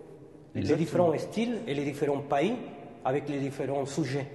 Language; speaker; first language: French; non-native, fluent; Spanish